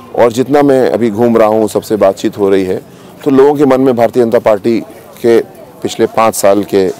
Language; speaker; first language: Hindi; native; Hindi